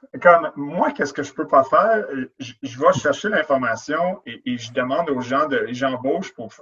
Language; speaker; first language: French; native; French